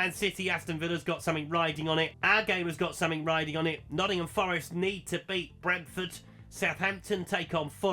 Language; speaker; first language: English; native; English